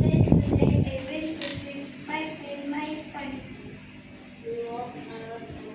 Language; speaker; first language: English; non-native, learner; Indonesian